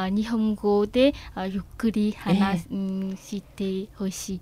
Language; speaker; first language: Japanese; non-native, fluent; Vietnamese